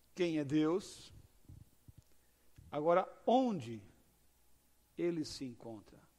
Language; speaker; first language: Portuguese; native; Portuguese